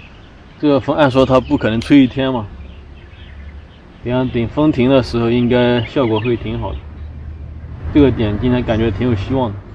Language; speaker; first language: Chinese; native; Chinese